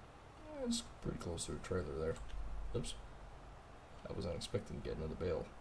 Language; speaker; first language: English; native; English